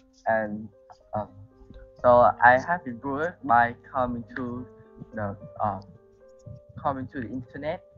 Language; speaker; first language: English; non-native, learner; Vietnamese